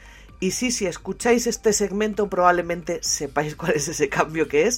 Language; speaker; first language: Spanish; native; Spanish